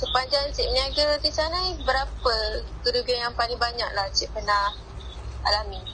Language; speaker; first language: Malay; native; Malay